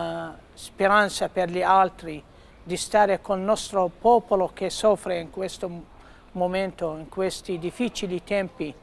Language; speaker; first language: Italian; non-native, fluent; Arabic